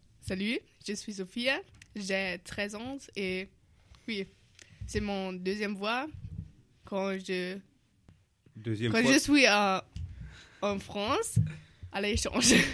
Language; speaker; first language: French; non-native, learner; German